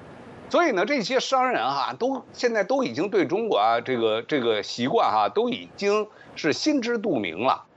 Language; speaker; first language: Chinese; native; Chinese